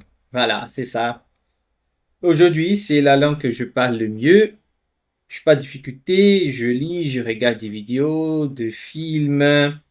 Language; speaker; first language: French; non-native, fluent; Portuguese